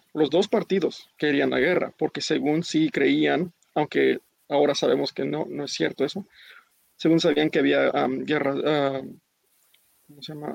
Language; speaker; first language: Spanish; early bilingual, heritage; English